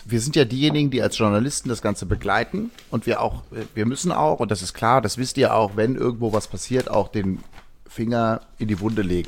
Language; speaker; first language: German; native; German